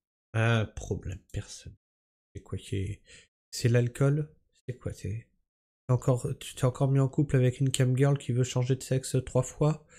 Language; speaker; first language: French; native; French